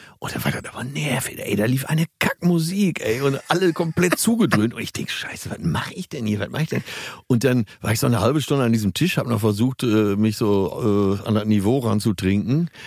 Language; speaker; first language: German; native; German